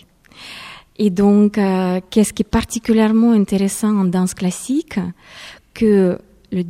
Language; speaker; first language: French; non-native, fluent; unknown